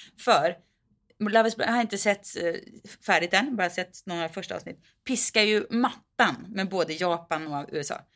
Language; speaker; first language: Swedish; native; Swedish